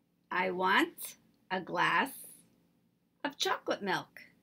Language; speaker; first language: English; native; English